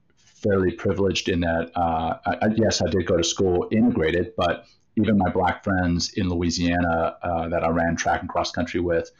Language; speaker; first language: English; native; English